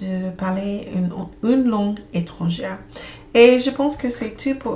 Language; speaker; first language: French; non-native, learner; English